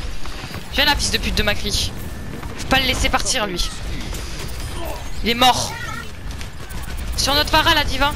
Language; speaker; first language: French; native; French